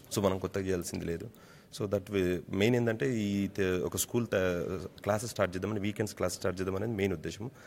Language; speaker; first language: Telugu; native; Telugu